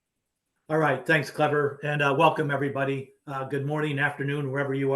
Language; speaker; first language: English; native; English